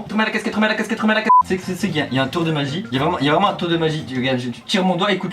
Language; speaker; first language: French; native; French